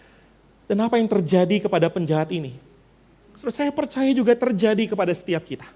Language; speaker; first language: Indonesian; native; Indonesian